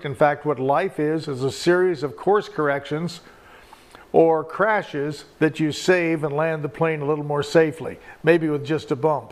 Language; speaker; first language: English; native; English